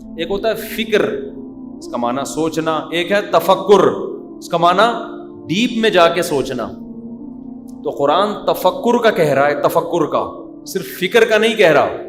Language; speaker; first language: Urdu; native; Urdu